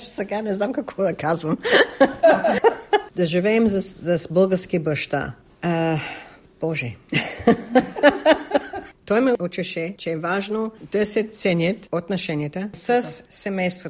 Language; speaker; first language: Bulgarian; early bilingual, heritage; English